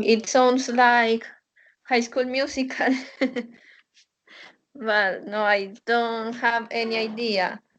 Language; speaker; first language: English; non-native, learner; Spanish